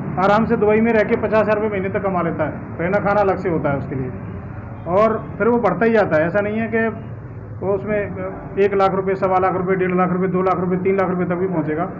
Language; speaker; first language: Hindi; native; Hindi